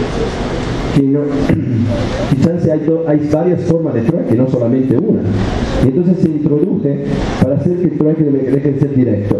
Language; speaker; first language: Spanish; non-native, fluent; Italian